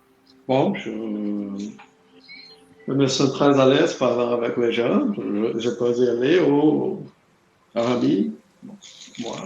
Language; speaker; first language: French; non-native, learner; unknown